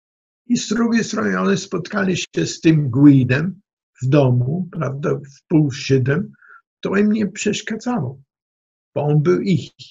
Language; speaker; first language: Polish; non-native, fluent; German